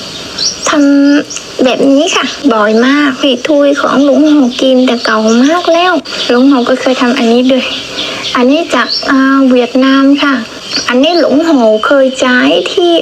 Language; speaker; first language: Thai; non-native, learner; Vietnamese